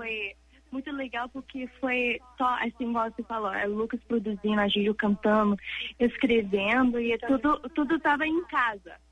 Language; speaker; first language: Portuguese; early bilingual, heritage; English